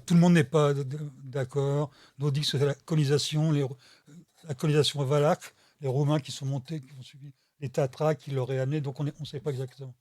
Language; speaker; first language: French; native; French